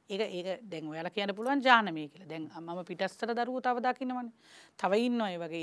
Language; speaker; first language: Sinhala; native; Sinhala